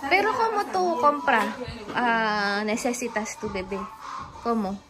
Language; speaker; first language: Spanish; non-native, learner; Filipino